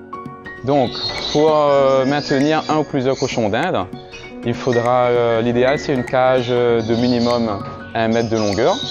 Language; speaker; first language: French; native; French